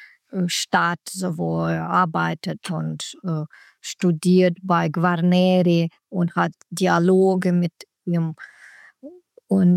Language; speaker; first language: German; non-native, learner; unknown